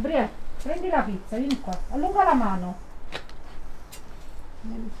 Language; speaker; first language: Italian; native; Italian